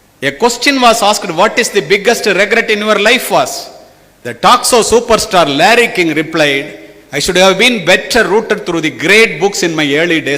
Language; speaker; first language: English; non-native, local second language; Tamil